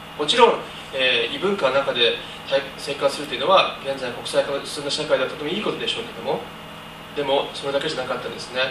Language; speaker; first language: Japanese; native; Japanese